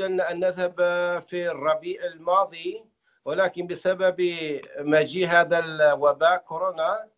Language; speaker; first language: Arabic; non-native, fluent; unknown